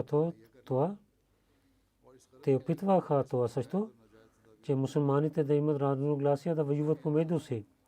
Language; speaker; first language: Bulgarian; non-native, learner; Urdu